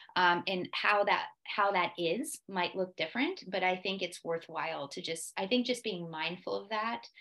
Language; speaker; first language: English; native; English